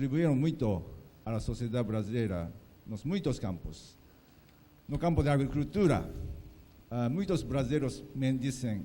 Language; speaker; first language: Portuguese; non-native, fluent; Japanese